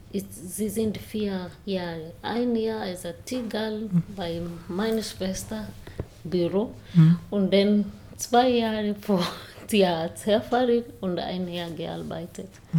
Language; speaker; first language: German; non-native, learner; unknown